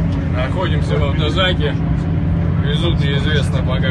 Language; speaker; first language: Russian; native; Russian